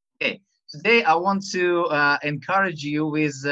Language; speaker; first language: English; non-native, fluent; Russian